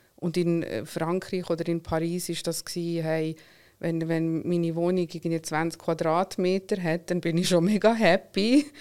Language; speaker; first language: German; early bilingual, other home language; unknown